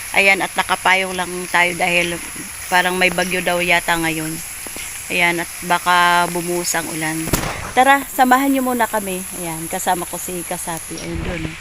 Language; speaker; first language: Filipino; non-native, local second language; Waray